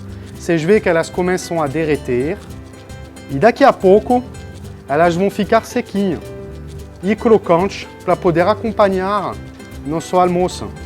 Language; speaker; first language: Portuguese; non-native, fluent; French